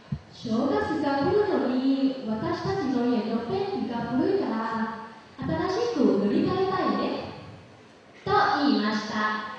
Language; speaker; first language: Japanese; non-native, learner; Lao